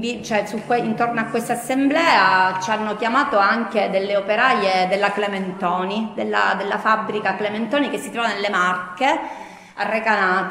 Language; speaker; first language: Italian; native; Italian